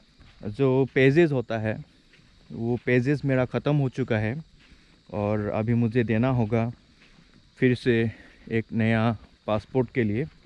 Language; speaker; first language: Hindi; non-native, local second language; Assamese